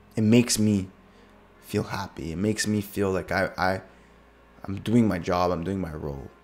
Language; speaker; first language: English; native; English